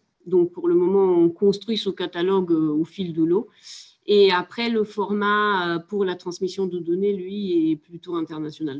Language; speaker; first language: French; native; French